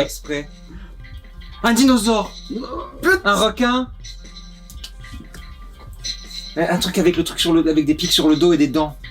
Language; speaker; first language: French; native; French